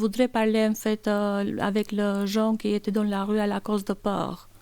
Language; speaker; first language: French; non-native, learner; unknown